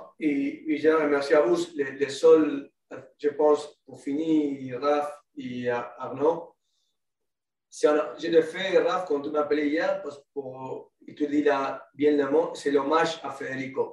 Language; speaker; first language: French; non-native, learner; Spanish